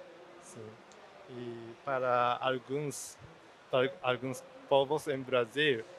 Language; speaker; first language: Portuguese; non-native, learner; Japanese